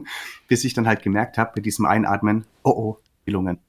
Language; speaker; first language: German; native; German